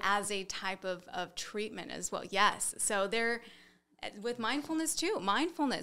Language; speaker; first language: English; early bilingual, other home language; Spanish